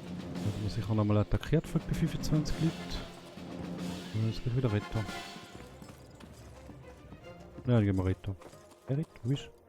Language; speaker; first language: German; native; German